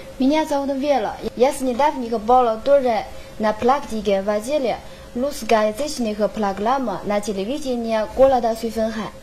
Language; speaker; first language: Russian; non-native, fluent; Chinese